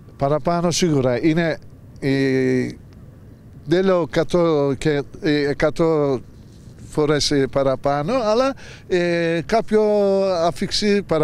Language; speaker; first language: Greek; non-native, learner; Turkish